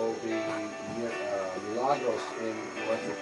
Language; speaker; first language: Spanish; non-native, learner; English